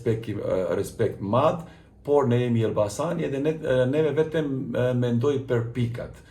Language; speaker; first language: Albanian; non-native, learner; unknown